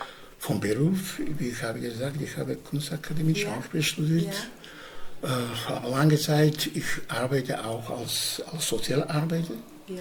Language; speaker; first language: German; non-native, learner; Romany